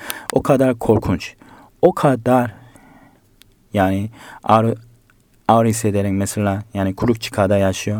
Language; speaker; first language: Turkish; non-native, learner; Korean